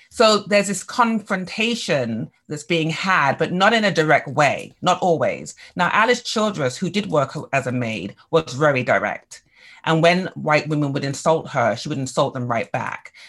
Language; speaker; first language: English; native; English